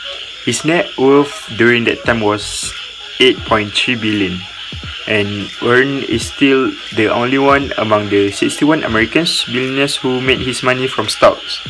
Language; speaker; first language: English; non-native, local second language; Malay